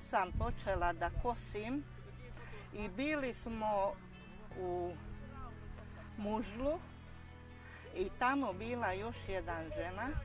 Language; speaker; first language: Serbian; non-native, local second language; Hungarian